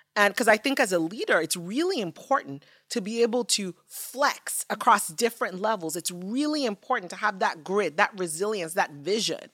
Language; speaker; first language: English; non-native, local second language; Yoruba